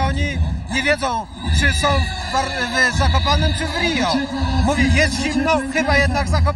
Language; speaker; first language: Polish; native; Polish